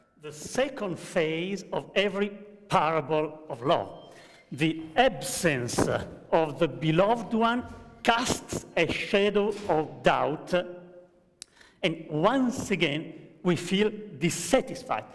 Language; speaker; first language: English; non-native, fluent; Italian